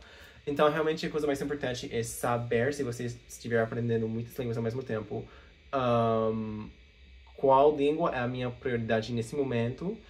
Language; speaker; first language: Portuguese; non-native, fluent; English